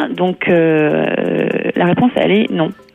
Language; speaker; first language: French; native; French